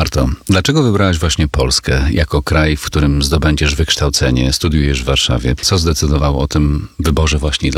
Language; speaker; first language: Polish; native; Polish